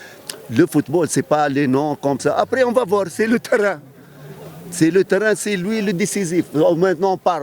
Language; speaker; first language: French; non-native, local second language; Arabic